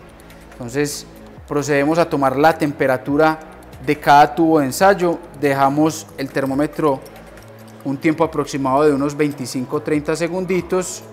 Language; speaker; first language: Spanish; native; Spanish